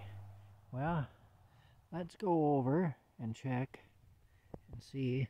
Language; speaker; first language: English; native; English